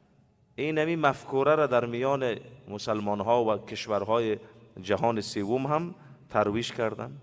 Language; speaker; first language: Persian; native; Persian